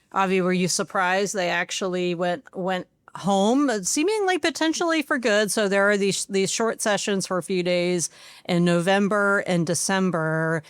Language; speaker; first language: English; native; English